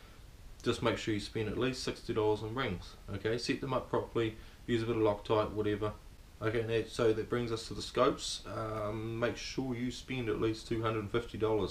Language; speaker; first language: English; native; English